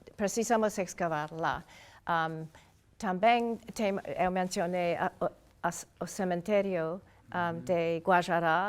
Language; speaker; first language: Portuguese; non-native, learner; English